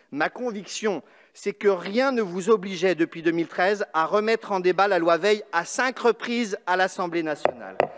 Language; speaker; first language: French; native; French